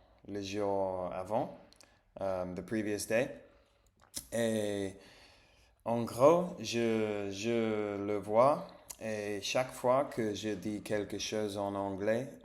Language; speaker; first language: French; non-native, learner; English